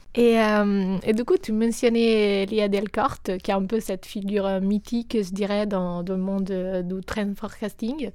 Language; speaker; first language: French; non-native, fluent; Italian